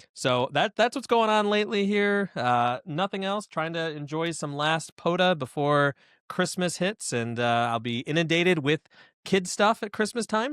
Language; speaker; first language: English; native; English